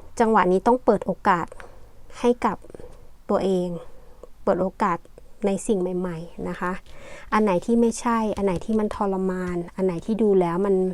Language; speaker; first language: Thai; native; Thai